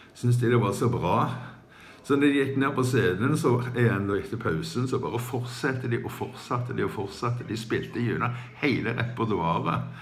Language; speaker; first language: Norwegian; native; Norwegian